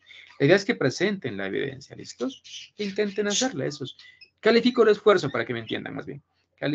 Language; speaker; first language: Spanish; native; Spanish